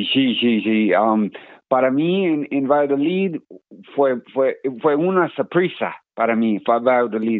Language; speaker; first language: Spanish; non-native, learner; English